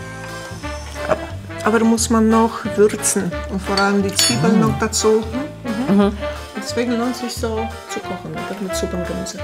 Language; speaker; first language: German; non-native, fluent; Polish